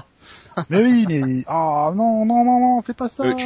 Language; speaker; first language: French; native; French